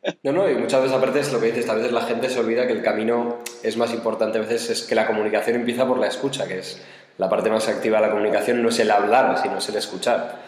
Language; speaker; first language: Spanish; native; Spanish